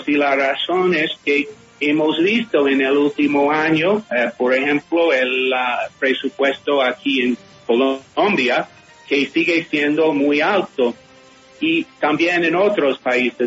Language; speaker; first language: Spanish; non-native, fluent; English